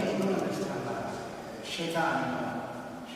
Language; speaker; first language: English; non-native, learner; Somali